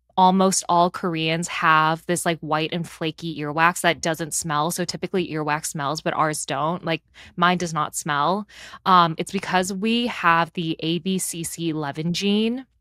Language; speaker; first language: English; native; English